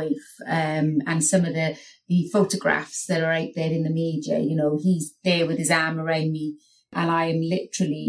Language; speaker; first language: English; native; English